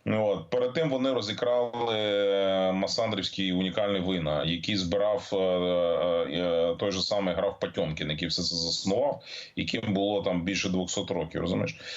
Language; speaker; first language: Ukrainian; native; Ukrainian